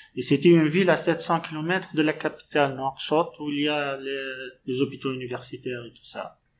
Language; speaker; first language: French; non-native, local second language; Arabic